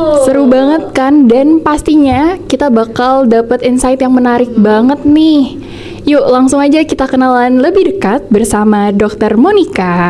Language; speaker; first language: Indonesian; native; Indonesian